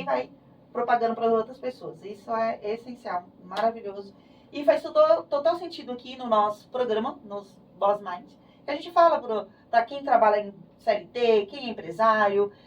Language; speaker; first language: Portuguese; native; Portuguese